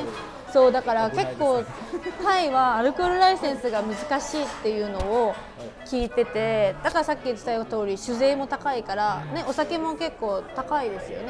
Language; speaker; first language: Japanese; native; Japanese